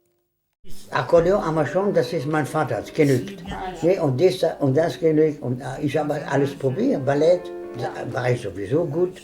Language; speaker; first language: German; non-native, learner; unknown